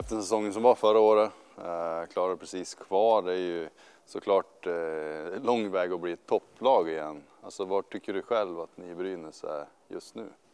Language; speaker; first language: Swedish; native; Swedish